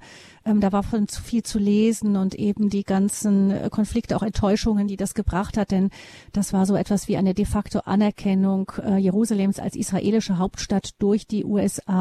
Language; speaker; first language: German; native; German